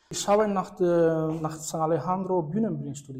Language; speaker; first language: German; non-native, fluent; Spanish